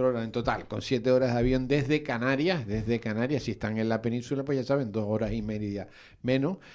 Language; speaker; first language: Spanish; native; Spanish